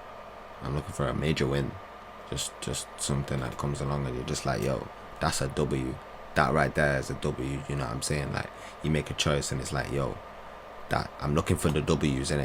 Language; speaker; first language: English; native; English